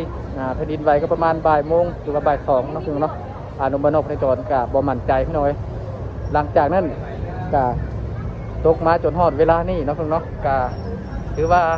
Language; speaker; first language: Thai; non-native, local second language; Lao